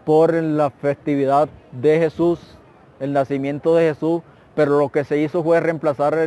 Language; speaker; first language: Spanish; native; Spanish